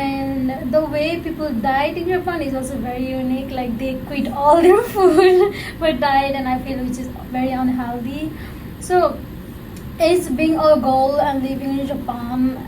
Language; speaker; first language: English; non-native, fluent; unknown